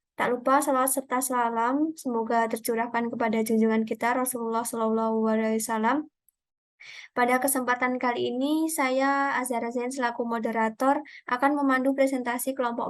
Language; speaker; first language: Indonesian; native; Indonesian